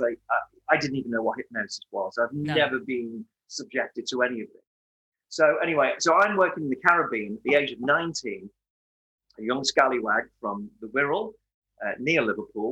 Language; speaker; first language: English; native; English